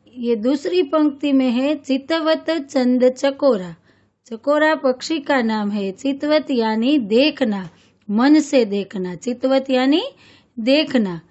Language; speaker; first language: Hindi; non-native, local second language; Gujarati